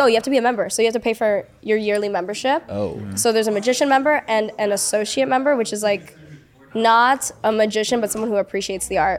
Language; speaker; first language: English; native; English